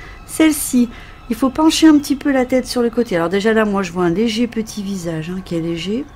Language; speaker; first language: French; native; French